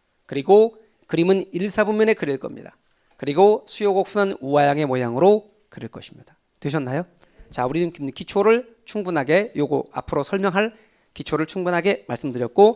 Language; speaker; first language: Korean; native; Korean